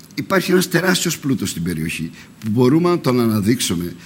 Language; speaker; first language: Greek; native; Greek